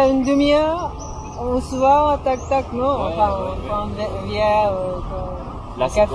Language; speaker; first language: French; non-native, fluent; Japanese